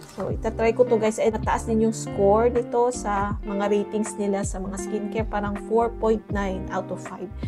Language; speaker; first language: Filipino; non-native, local second language; Cebuano